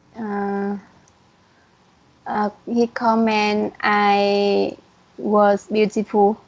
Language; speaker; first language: English; non-native, learner; Vietnamese